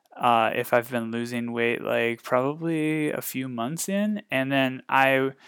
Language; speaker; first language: English; native; English